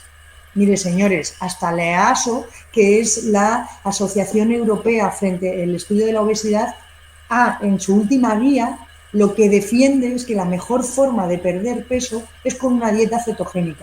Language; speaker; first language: Spanish; native; Spanish